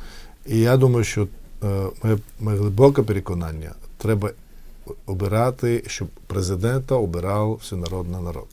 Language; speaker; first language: Ukrainian; non-native, fluent; Georgian